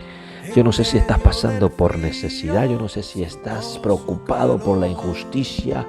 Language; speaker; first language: Spanish; native; Spanish